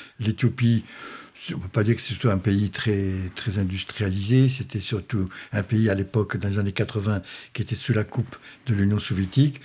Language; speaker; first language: French; native; French